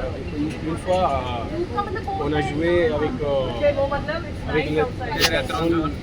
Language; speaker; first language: French; non-native, learner; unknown